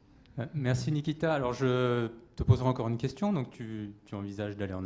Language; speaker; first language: French; native; French